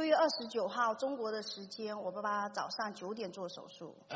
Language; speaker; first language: Chinese; native; Chinese